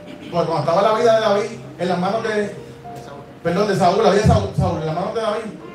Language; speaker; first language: Spanish; native; Spanish